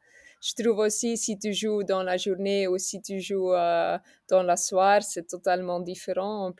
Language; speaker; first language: French; non-native, local second language; Dutch